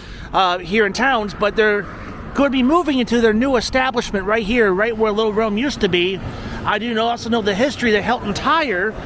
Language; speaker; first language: English; native; English